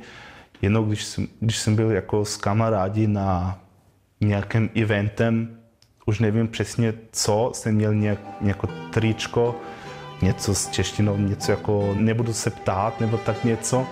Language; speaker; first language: Czech; non-native, learner; German